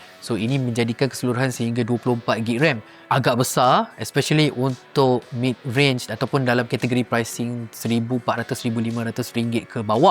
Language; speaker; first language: Malay; native; Malay